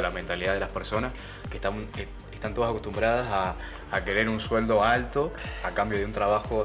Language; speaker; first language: Spanish; native; Spanish